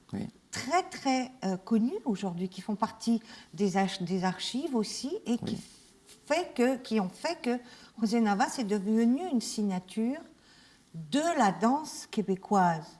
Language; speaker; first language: French; native; French